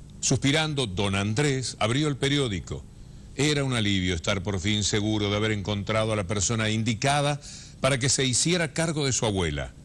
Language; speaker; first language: Spanish; native; Spanish